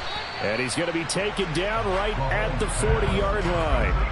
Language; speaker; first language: English; native; English